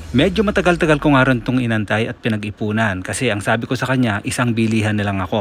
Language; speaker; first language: Filipino; native; Filipino